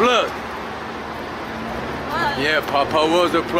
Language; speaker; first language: English; non-native, learner; Korean